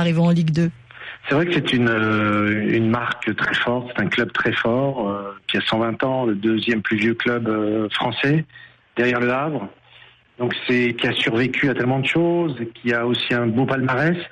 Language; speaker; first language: French; native; French